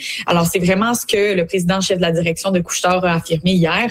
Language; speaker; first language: French; native; French